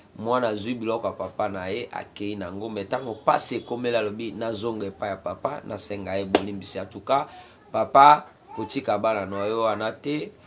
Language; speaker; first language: Lingala; native; Lingala